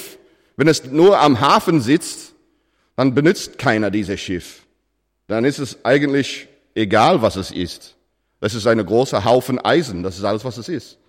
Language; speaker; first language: German; non-native, fluent; English